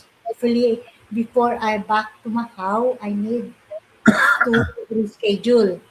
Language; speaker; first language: English; non-native, local second language; Filipino